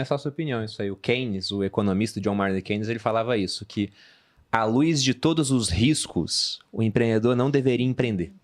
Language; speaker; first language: Portuguese; native; Portuguese